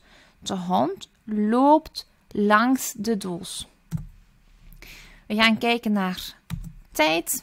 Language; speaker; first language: Dutch; early bilingual, other home language; Turkish